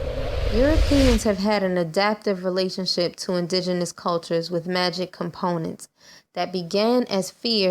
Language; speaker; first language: English; native; English